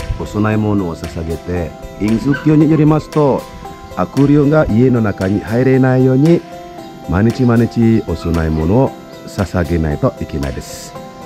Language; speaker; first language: Japanese; non-native, fluent; Balinese